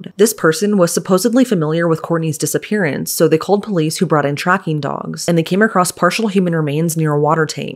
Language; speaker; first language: English; native; English